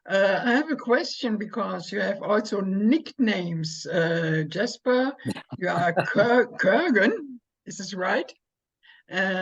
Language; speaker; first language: English; non-native, learner; German